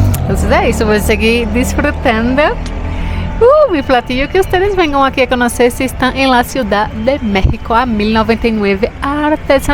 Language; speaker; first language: Spanish; non-native, fluent; Portuguese